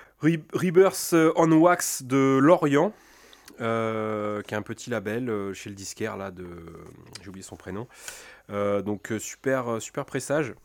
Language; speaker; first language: French; native; French